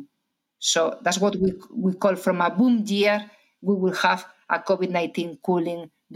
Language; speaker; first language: English; non-native, fluent; Spanish